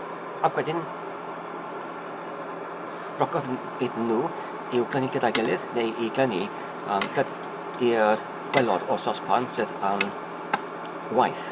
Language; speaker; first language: Welsh; non-native, learner; Polish